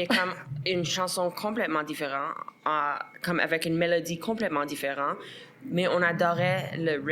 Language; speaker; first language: French; non-native, local second language; English